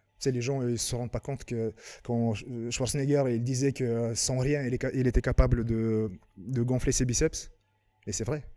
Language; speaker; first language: French; non-native, fluent; Lithuanian